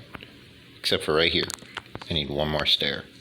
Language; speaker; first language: English; native; English